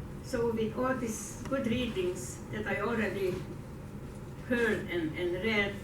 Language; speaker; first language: English; non-native, fluent; Hungarian